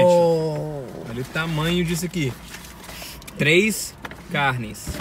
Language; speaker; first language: Portuguese; native; Portuguese